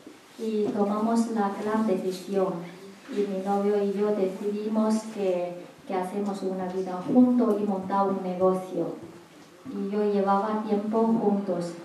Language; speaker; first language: Spanish; non-native, learner; Chinese